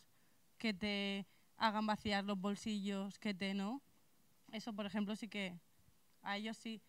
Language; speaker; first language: Spanish; native; Spanish